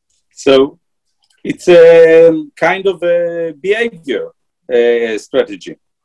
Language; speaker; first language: English; non-native, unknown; Hebrew